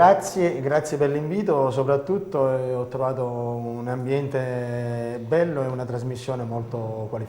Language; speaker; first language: Italian; native; Italian